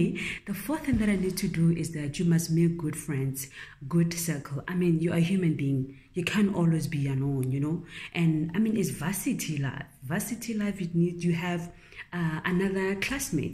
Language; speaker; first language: English; non-native, local second language; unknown